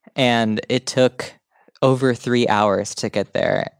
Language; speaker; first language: English; native; English